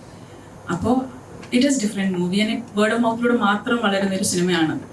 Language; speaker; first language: Malayalam; native; Malayalam